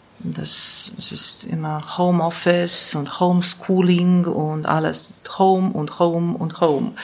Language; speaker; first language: German; non-native, learner; Latvian